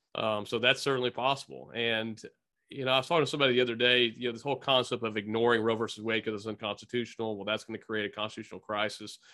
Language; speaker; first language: English; native; English